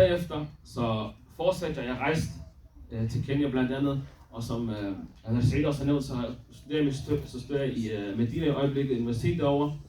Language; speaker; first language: Danish; early bilingual, other home language; Somali